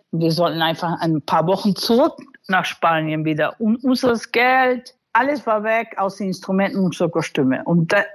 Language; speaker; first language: German; early bilingual, other home language; Spanish